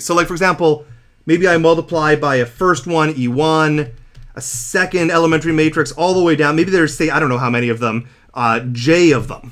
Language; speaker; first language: English; native; English